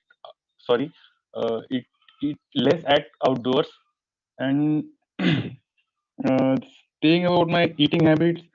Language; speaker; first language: English; non-native, learner; Marathi